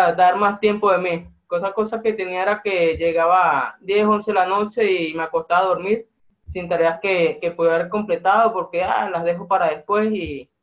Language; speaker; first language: Spanish; native; Spanish